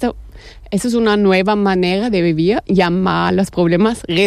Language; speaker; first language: Spanish; non-native, fluent; German